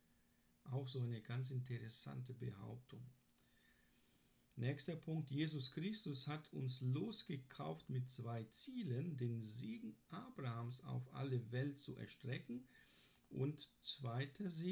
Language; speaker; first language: German; non-native, fluent; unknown